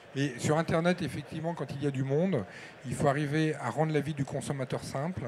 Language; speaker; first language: French; native; French